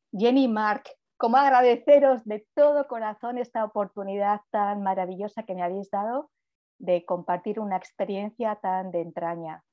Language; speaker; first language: Spanish; native; Spanish